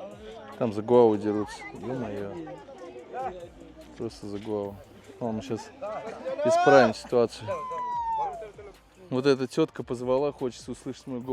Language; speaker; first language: Russian; native; Russian